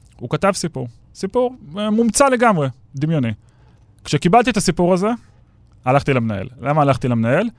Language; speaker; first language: Hebrew; native; Hebrew